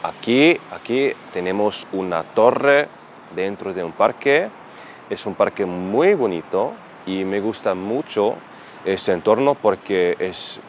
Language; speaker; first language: Spanish; non-native, fluent; German